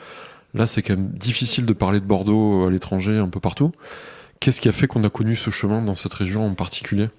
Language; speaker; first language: French; native; French